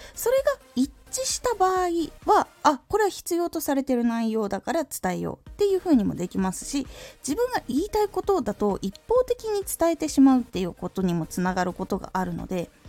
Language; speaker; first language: Japanese; native; Japanese